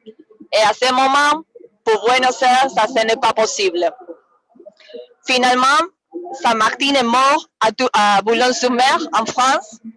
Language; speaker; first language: French; non-native, fluent; Spanish